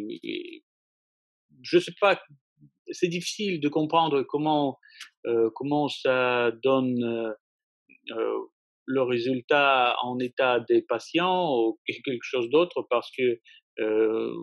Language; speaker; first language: French; non-native, fluent; Russian